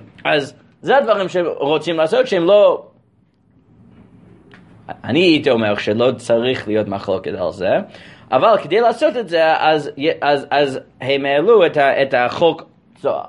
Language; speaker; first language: Hebrew; non-native, fluent; English